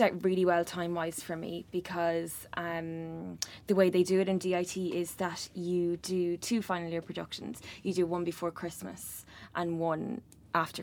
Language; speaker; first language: English; native; English